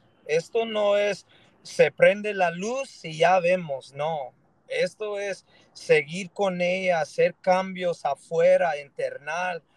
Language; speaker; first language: Spanish; early bilingual, heritage; Spanish